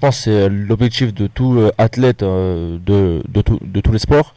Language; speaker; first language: French; native; French